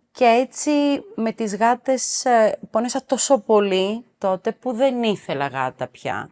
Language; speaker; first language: Greek; early bilingual, heritage; Greek